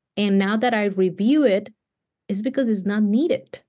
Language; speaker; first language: English; non-native, fluent; Spanish